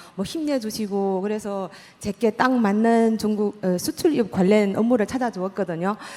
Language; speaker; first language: Korean; native; Korean